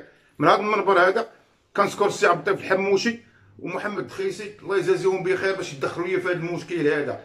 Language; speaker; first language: Arabic; native; Arabic